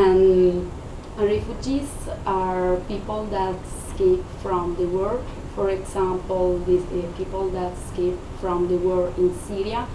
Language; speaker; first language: English; non-native, fluent; Italian